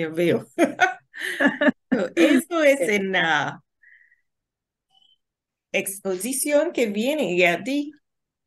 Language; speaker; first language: Spanish; non-native, learner; English